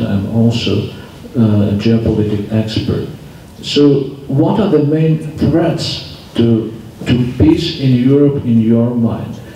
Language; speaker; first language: English; non-native, fluent; Slovak